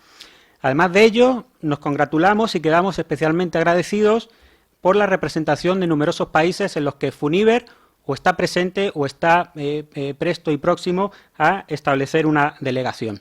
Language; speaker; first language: Spanish; native; Spanish